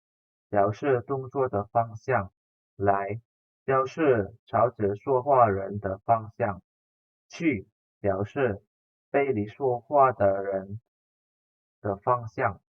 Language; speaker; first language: Chinese; non-native, fluent; Indonesian